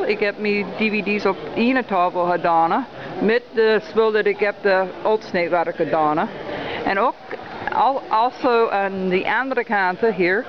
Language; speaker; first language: Dutch; early bilingual, heritage; Dutch